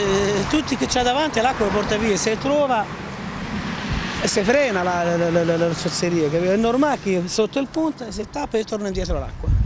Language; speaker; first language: Italian; non-native, learner; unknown